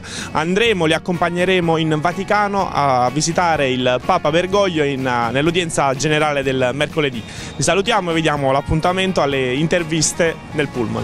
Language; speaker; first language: Italian; native; Italian